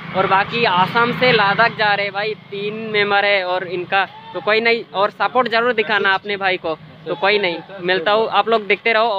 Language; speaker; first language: Hindi; non-native, local second language; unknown